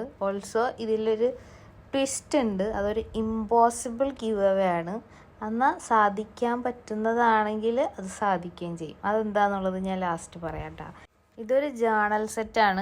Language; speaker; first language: Malayalam; native; Malayalam